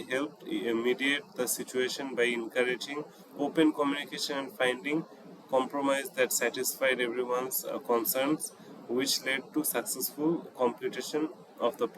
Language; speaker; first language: English; non-native, fluent; Bangla